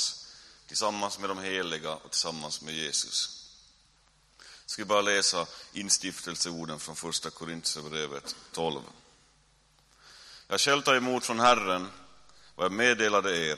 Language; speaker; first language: Swedish; native; Swedish